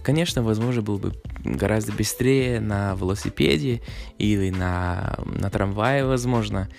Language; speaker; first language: Russian; non-native, fluent; English